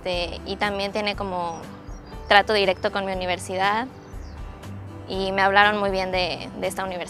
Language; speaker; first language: Spanish; native; Spanish